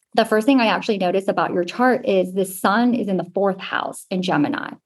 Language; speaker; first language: English; native; English